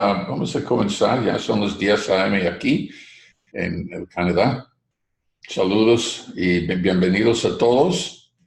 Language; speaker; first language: Spanish; non-native, fluent; English